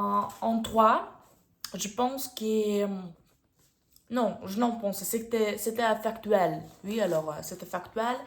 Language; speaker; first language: French; non-native, learner; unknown